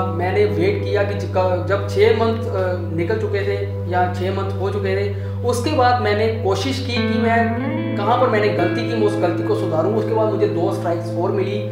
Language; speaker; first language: Hindi; non-native, local second language; Punjabi